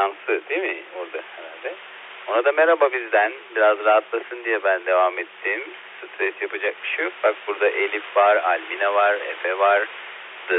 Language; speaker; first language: Turkish; native; Turkish